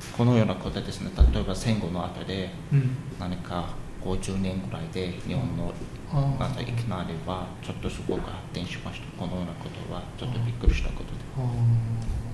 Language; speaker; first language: Japanese; non-native, fluent; Azerbaijani